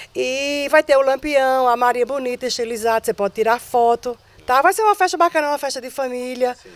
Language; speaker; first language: Portuguese; native; Portuguese